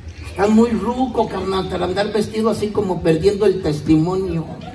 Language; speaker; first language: Spanish; native; Spanish